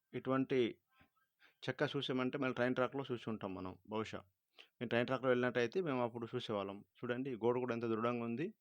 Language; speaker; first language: Telugu; non-native, local second language; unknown